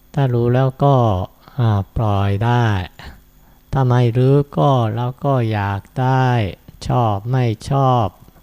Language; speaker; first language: Thai; non-native, fluent; Japanese